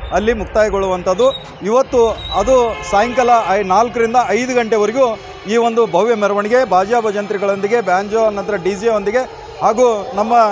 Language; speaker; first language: Kannada; non-native, local second language; Lambadi